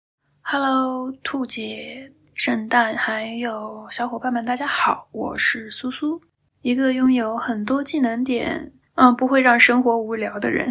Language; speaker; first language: Chinese; native; Chinese